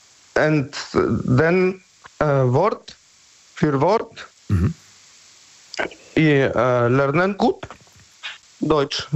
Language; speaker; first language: German; non-native, learner; Polish